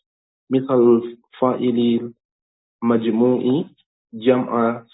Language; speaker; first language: Arabic; non-native, learner; Indonesian